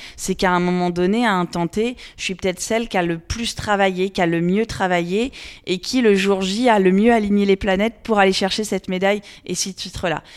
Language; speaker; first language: French; native; French